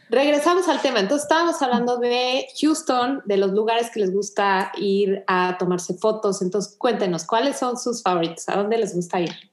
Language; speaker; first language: Spanish; native; Spanish